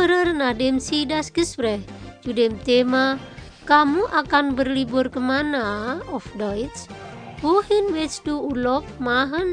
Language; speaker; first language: German; non-native, fluent; Indonesian